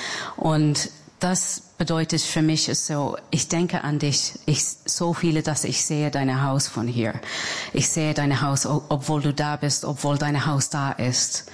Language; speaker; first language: German; non-native, fluent; English